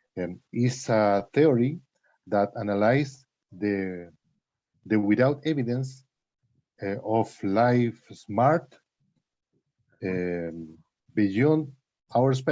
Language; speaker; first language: English; non-native, learner; Spanish